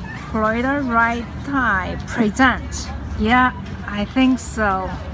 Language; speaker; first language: English; non-native, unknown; Chinese